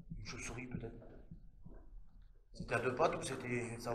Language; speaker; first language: French; native; French